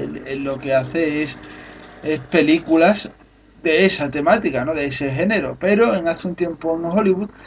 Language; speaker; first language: Spanish; native; Spanish